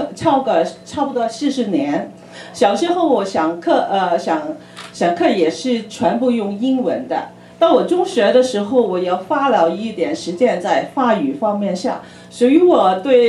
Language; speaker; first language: Chinese; early bilingual, other home language; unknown